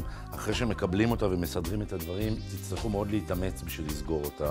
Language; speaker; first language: Hebrew; native; Hebrew